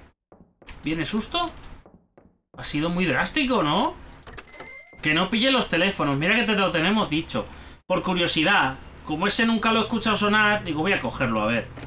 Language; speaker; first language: Spanish; native; Spanish